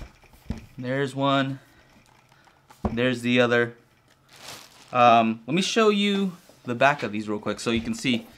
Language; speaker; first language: English; native; English